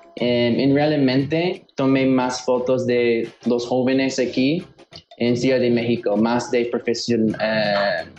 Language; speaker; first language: Spanish; early bilingual, heritage; Spanish